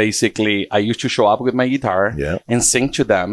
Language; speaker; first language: English; early bilingual, other home language; Portuguese